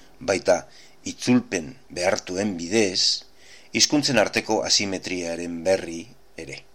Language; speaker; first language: Basque; native; Basque